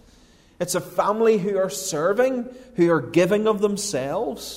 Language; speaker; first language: English; native; English